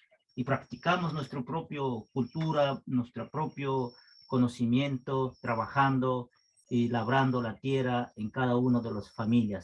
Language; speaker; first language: Spanish; non-native, local second language; Quechua